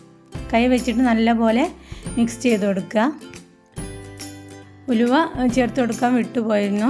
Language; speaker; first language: Malayalam; native; Malayalam